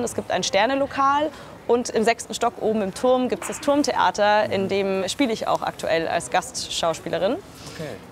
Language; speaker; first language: German; native; German